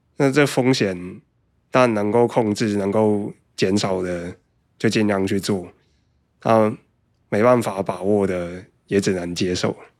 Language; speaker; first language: Chinese; native; Chinese